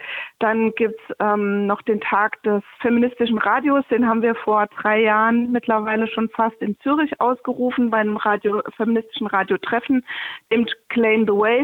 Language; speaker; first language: German; native; German